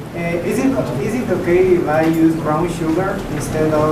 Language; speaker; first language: English; non-native, learner; Spanish